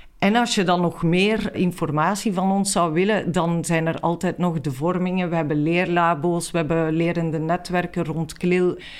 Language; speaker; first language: Dutch; native; Dutch